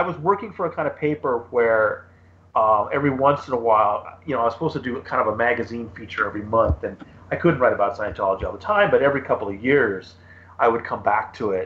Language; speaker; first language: English; native; English